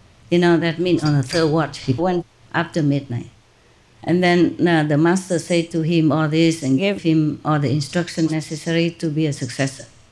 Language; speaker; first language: English; non-native, fluent; Vietnamese